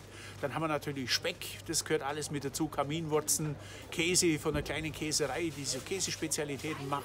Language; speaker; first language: German; native; German